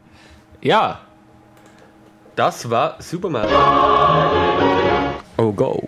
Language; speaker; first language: German; native; German